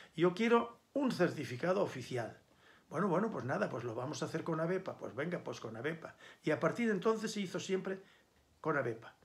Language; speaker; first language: Spanish; native; Spanish